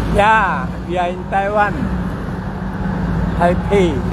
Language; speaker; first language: English; non-native, learner; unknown